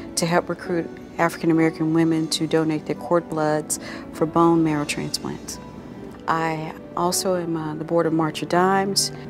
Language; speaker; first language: English; native; English